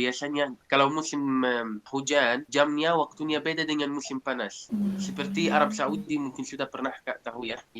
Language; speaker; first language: Indonesian; non-native, fluent; Arabic